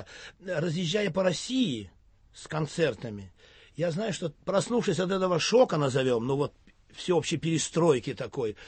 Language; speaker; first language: Russian; native; Russian